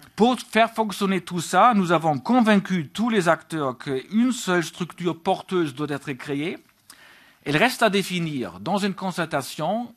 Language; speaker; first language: French; non-native, fluent; German